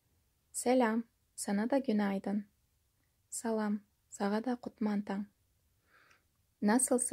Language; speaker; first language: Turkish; non-native, fluent; Kyrgyz